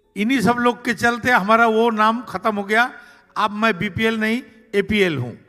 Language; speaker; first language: Hindi; non-native, local second language; Bangla